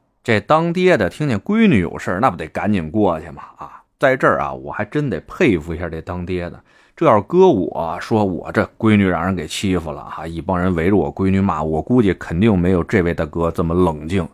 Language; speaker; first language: Chinese; native; Chinese